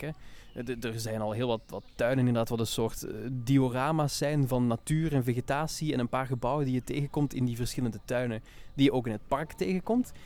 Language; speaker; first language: Dutch; native; Dutch